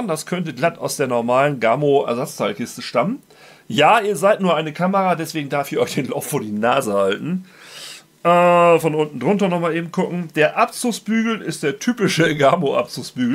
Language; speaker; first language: German; native; German